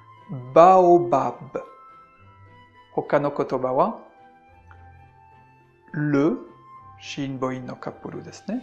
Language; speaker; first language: Japanese; non-native, fluent; French